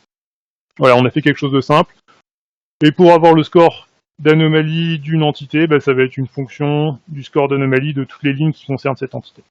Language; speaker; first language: French; native; French